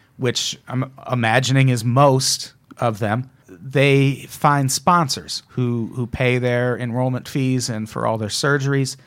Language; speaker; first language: English; native; English